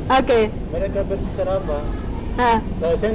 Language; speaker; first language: Indonesian; non-native, learner; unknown